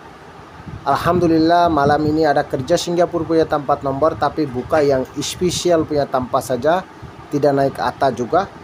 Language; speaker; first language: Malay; non-native, learner; Bangla